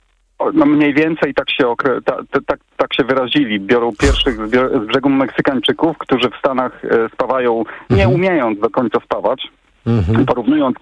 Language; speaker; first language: Polish; native; Polish